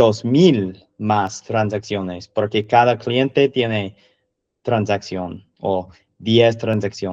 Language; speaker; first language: Spanish; non-native, learner; English